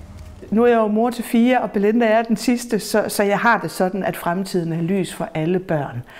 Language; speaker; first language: Danish; native; Danish